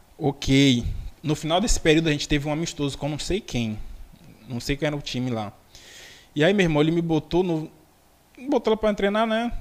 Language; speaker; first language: Portuguese; native; Portuguese